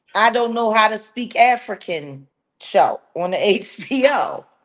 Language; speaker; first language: English; native; English